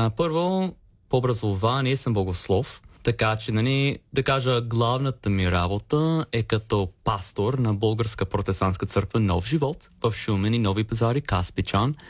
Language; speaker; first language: Bulgarian; non-native, fluent; English